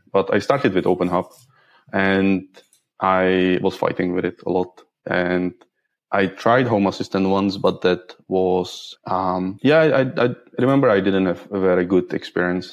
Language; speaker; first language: English; non-native, fluent; Czech